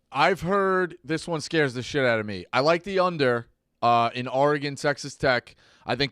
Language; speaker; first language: English; native; English